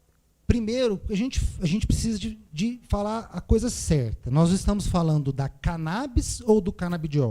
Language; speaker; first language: Portuguese; native; Portuguese